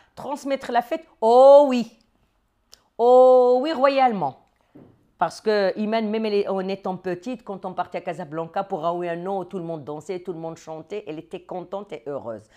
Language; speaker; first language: French; non-native, local second language; Arabic